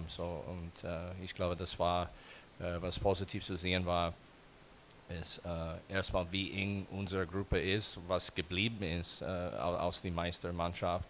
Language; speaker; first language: German; non-native, fluent; English